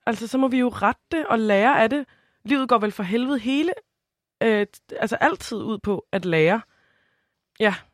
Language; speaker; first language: Danish; native; Danish